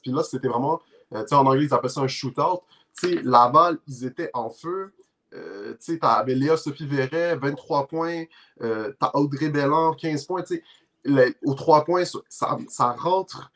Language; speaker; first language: French; native; French